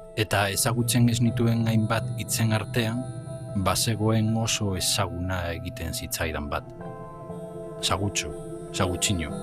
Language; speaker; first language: Basque; non-native, fluent; Galician